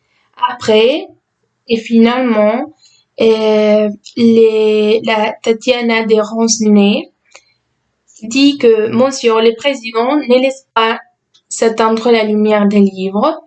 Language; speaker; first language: French; non-native, fluent; Spanish